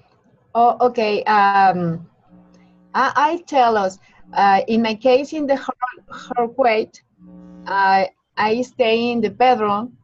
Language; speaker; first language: English; non-native, learner; Spanish